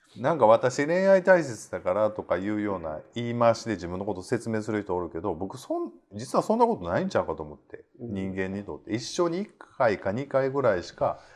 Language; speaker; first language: Japanese; native; Japanese